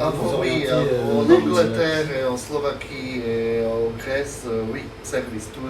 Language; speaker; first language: French; non-native, learner; Slovak